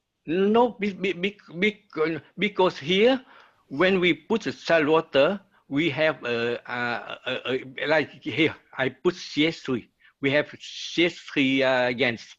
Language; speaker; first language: English; non-native, learner; Vietnamese